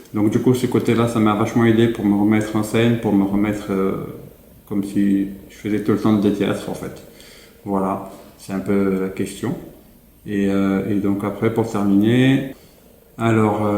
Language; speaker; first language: French; native; French